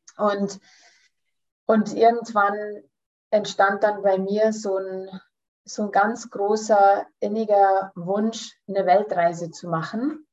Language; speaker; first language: German; early bilingual, heritage; German